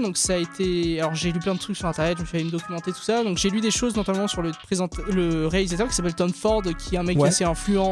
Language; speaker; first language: French; native; French